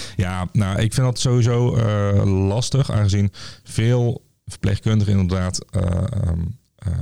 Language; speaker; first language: Dutch; native; Dutch